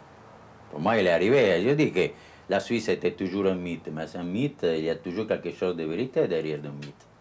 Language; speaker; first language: French; non-native, learner; Italian